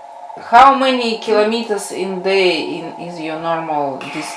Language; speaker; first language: English; non-native, learner; Russian